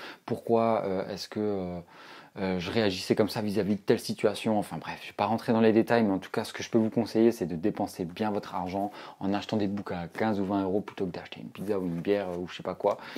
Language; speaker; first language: French; native; French